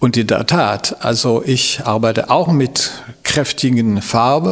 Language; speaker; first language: German; non-native, fluent; French